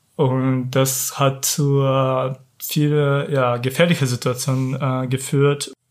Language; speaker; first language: German; non-native, fluent; Kyrgyz